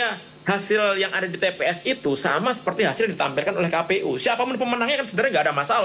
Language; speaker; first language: Indonesian; native; Indonesian